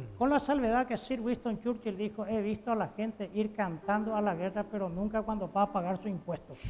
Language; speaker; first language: Spanish; non-native, local second language; Guarani